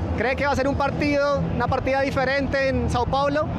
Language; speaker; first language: Spanish; native; Spanish